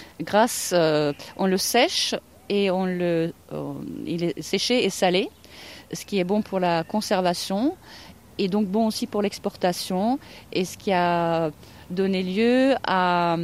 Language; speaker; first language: French; non-native, fluent; Norwegian